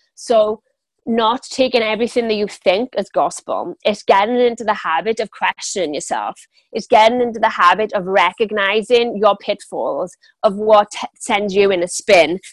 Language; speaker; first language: English; native; English